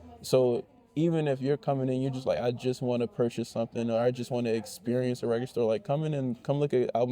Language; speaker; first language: English; native; English